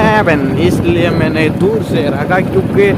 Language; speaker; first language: Hindi; non-native, local second language; Bodo